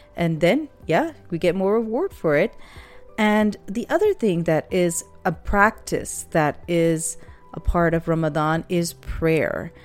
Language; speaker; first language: English; non-native, local second language; Urdu